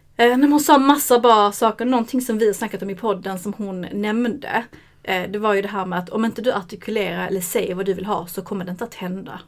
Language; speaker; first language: Swedish; native; Swedish